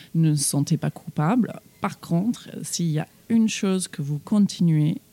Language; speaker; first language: French; non-native, fluent; English